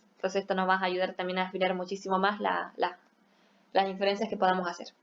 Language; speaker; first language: Spanish; native; Spanish